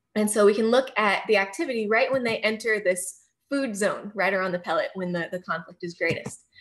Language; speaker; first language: English; native; English